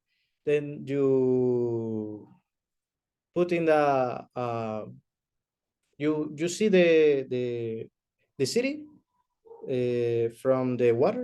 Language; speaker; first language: English; non-native, learner; Spanish